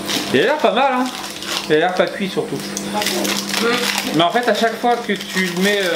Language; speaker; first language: French; native; French